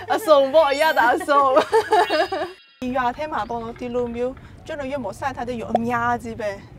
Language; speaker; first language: Burmese; non-native, learner; Chinese